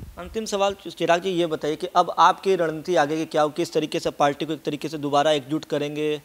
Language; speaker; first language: Hindi; native; Hindi